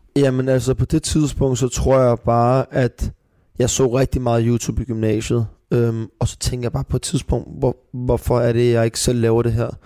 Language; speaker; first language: Danish; early bilingual, other home language; Persian